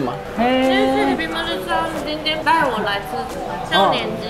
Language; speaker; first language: Chinese; non-native, fluent; Japanese